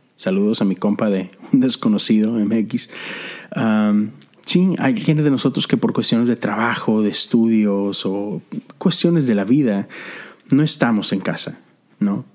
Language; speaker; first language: Spanish; native; Spanish